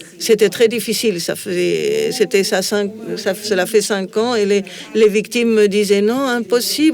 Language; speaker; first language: French; non-native, fluent; Spanish